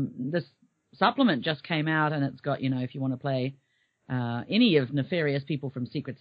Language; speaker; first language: English; native; English